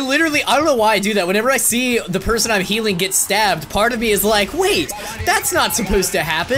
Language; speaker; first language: English; native; English